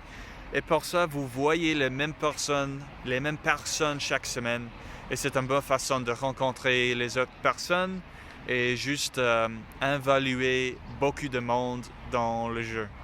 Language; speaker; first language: French; non-native, learner; English